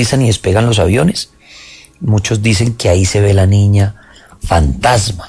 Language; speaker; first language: Spanish; native; Spanish